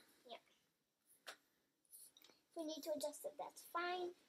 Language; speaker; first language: English; native; English